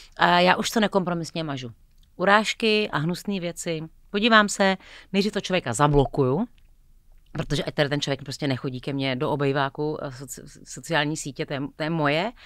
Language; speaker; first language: Czech; native; Czech